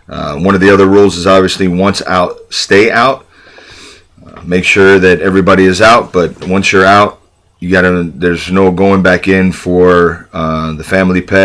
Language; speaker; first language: English; native; English